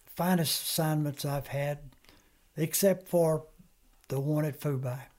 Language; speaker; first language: English; early bilingual, other home language; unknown